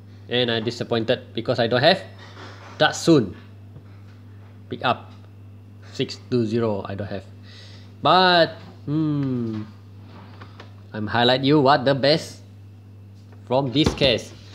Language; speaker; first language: English; non-native, local second language; Malay